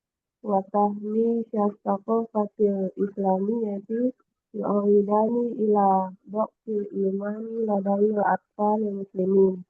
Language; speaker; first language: Arabic; non-native, learner; Indonesian